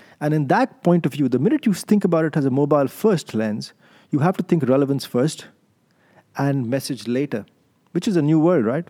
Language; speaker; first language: English; non-native, local second language; Hindi